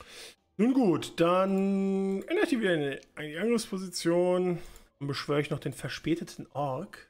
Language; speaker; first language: German; native; German